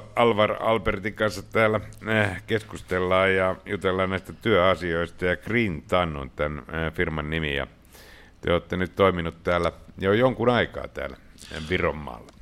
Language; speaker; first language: Finnish; native; Finnish